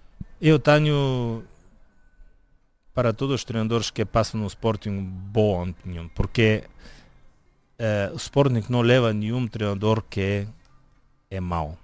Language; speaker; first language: Portuguese; non-native, fluent; Bulgarian